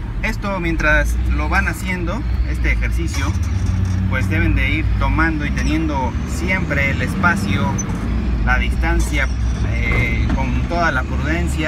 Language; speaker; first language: Spanish; native; Spanish